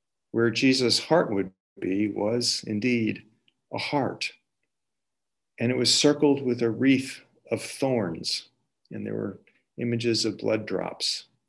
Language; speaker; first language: English; native; English